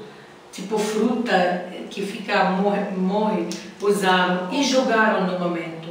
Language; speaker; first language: Portuguese; non-native, learner; Arabic